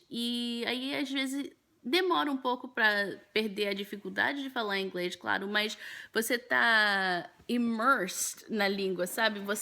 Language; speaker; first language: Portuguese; early bilingual, heritage; Portuguese